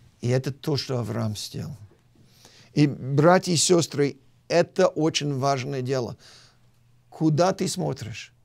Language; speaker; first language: Russian; non-native, fluent; English